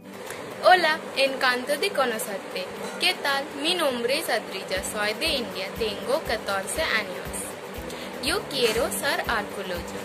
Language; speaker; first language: Spanish; non-native, learner; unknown